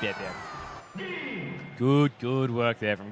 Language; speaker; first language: English; native; English